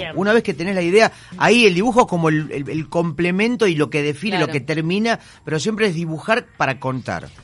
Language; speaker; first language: Spanish; native; Spanish